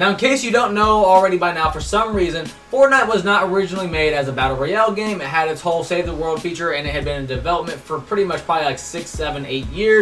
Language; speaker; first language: English; native; English